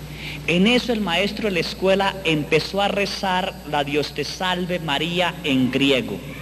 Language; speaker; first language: Spanish; native; Spanish